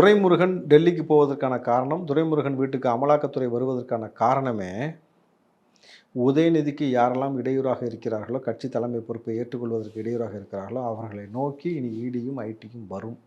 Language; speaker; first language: Tamil; native; Tamil